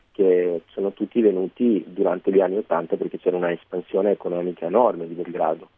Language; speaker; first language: Italian; early bilingual, other home language; Serbian